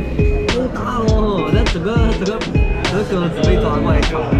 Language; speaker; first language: Chinese; native; Chinese